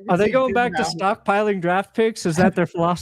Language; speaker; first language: English; native; English